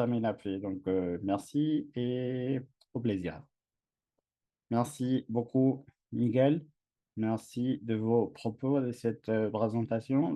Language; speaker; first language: French; non-native, fluent; English